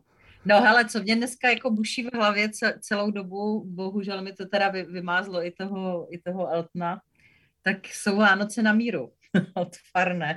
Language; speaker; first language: Czech; native; Czech